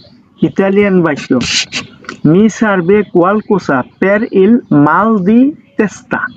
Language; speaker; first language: Italian; non-native, learner; Bangla